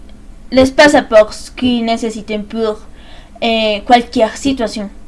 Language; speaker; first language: French; non-native, learner; Spanish